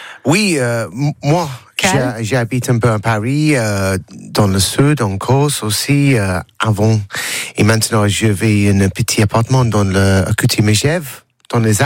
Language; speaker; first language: French; non-native, learner; English